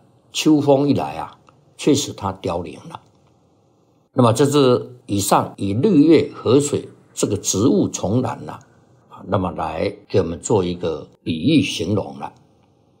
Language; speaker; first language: Chinese; native; Chinese